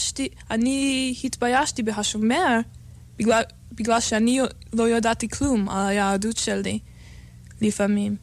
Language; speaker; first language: Hebrew; non-native, learner; English